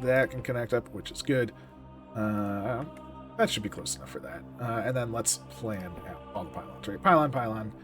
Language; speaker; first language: English; native; English